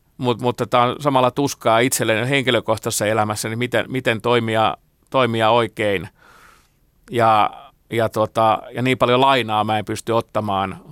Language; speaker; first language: Finnish; non-native, local second language; Swedish